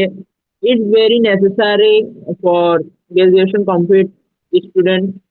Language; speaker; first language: English; non-native, learner; Bangla